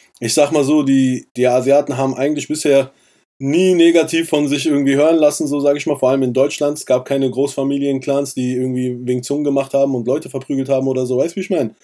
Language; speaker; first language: German; early bilingual, other home language; Persian